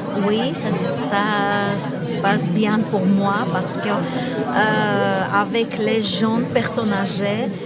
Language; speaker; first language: French; non-native, learner; Armenian